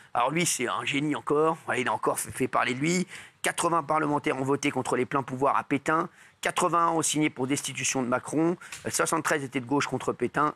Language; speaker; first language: French; native; French